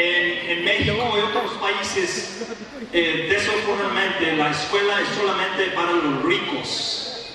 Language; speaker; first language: Spanish; non-native, learner; English